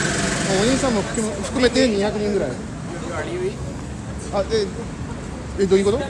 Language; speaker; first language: Japanese; early bilingual, heritage; Japanese